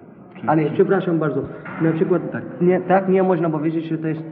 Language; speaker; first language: Polish; non-native, learner; Arabic